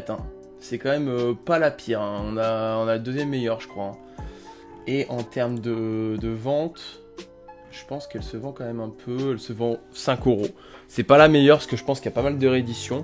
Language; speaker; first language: French; native; French